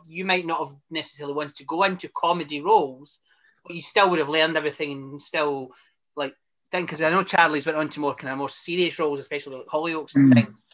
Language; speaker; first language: English; native; English